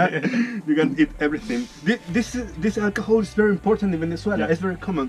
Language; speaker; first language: English; non-native, learner; Spanish